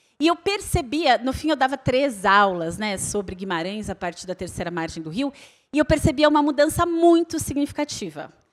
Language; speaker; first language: Portuguese; native; Portuguese